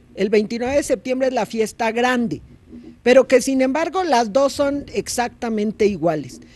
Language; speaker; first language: Spanish; native; Spanish